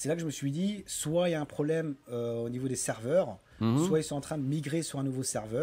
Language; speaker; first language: French; native; French